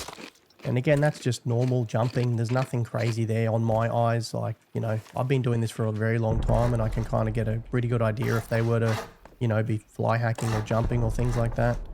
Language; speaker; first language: English; native; English